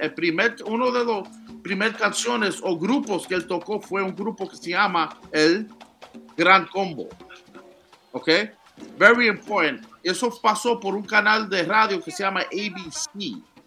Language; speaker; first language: Spanish; early bilingual, heritage; Spanish